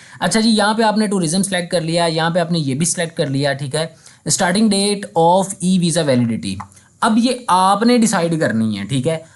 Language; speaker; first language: Urdu; non-native, local second language; Punjabi